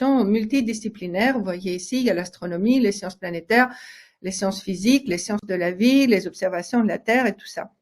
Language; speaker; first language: French; native; French